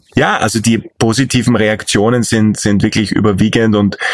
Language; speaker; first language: German; native; German